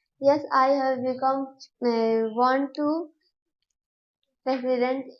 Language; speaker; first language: English; non-native, learner; Hindi